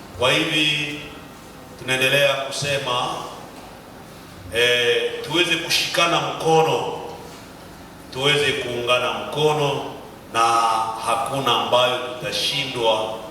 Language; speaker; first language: Swahili; native; Swahili